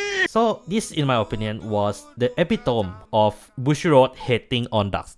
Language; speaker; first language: English; non-native, fluent; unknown